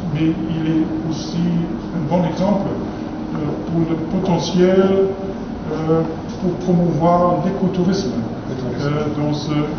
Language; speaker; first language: French; non-native, fluent; German